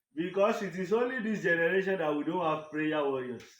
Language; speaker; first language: English; non-native, local second language; Yoruba